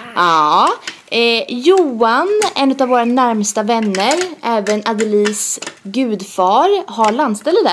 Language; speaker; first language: Swedish; native; Swedish